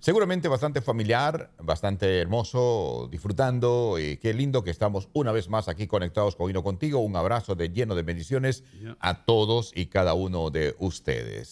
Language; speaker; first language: Spanish; native; Spanish